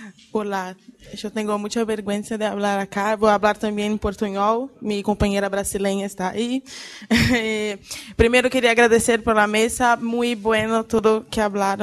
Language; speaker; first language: Spanish; non-native, learner; Portuguese